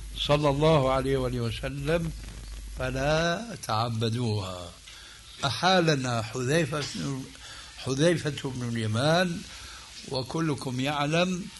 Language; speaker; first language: Arabic; native; Arabic